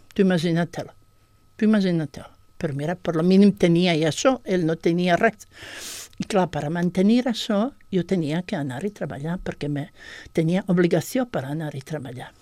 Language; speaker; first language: Catalan; non-native, fluent; Bosnian